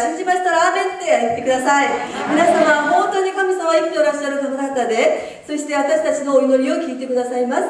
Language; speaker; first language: Japanese; early bilingual, other home language; Korean